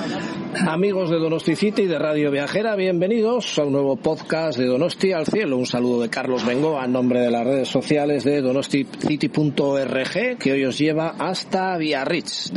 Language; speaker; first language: Spanish; native; Spanish